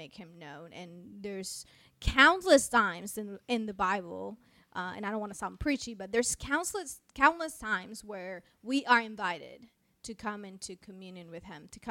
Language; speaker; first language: English; non-native, fluent; Spanish